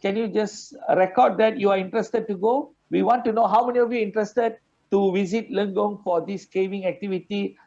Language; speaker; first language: English; non-native, local second language; Malay